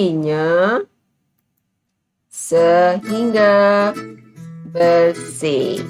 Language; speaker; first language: Malay; native; Malay